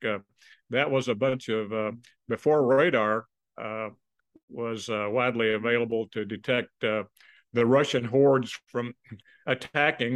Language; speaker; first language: English; native; English